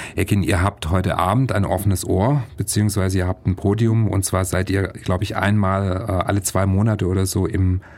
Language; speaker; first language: German; native; German